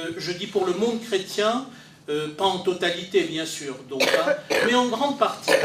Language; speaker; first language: French; native; French